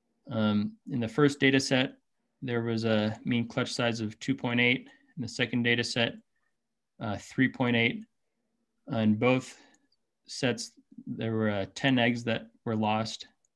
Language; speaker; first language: English; native; English